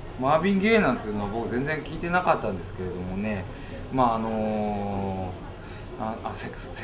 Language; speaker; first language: Japanese; native; Japanese